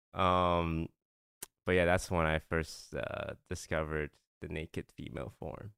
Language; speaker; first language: English; non-native, local second language; Chinese